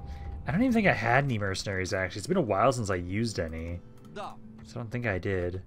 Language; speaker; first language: English; native; English